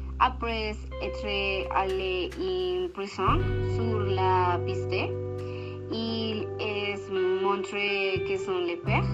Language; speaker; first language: French; non-native, learner; Spanish